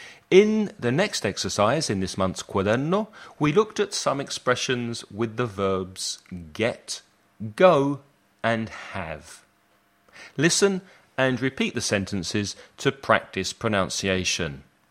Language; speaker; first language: English; native; English